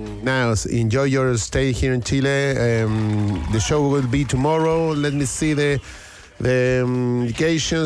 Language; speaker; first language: English; non-native, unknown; Spanish